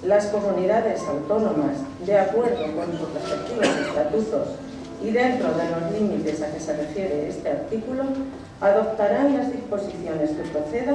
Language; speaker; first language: Spanish; native; Spanish